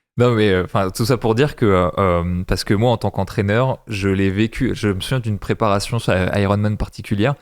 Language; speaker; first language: French; native; French